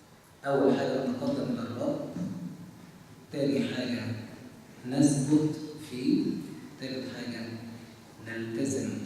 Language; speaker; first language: Arabic; native; Arabic